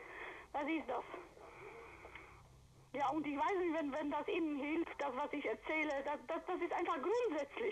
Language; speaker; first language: German; non-native, fluent; Polish